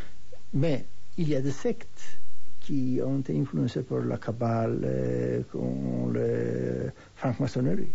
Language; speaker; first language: French; non-native, fluent; Hebrew